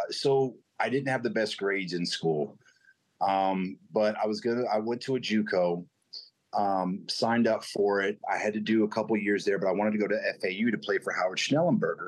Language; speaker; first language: English; native; English